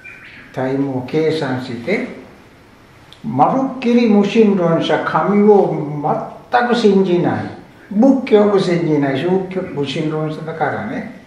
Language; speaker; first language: Japanese; non-native, fluent; Sinhala